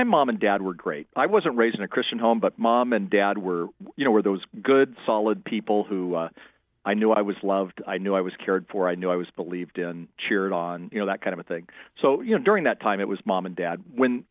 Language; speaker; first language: English; native; English